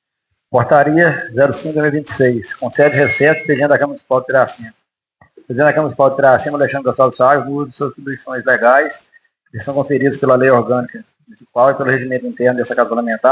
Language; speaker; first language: Portuguese; native; Portuguese